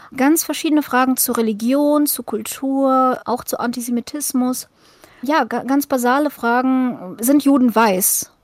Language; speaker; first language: German; early bilingual, other home language; Russian